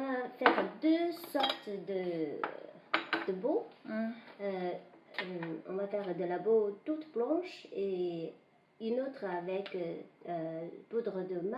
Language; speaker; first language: French; non-native, fluent; Chinese